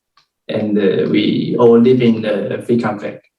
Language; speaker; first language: English; non-native, learner; Chinese